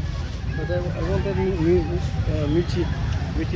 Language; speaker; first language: English; non-native, learner; French